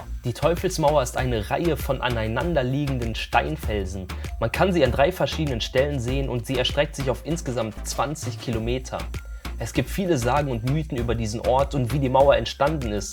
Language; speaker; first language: German; native; German